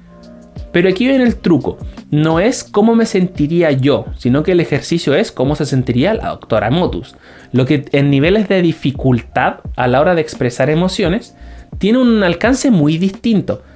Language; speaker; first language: Spanish; native; Spanish